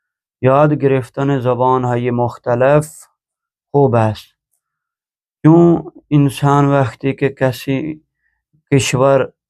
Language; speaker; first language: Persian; non-native, fluent; Urdu